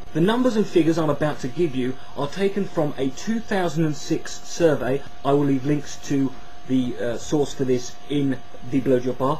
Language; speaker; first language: English; native; English